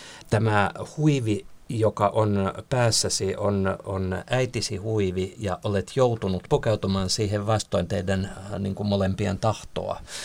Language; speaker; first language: Finnish; native; Finnish